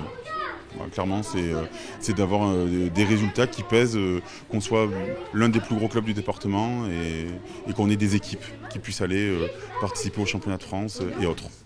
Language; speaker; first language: French; native; French